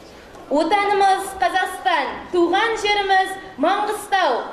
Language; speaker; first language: Kazakh; native; Kazakh